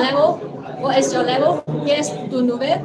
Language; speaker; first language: English; non-native, fluent; Chinese